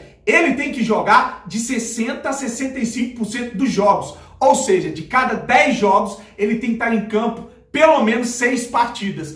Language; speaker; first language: Portuguese; native; Portuguese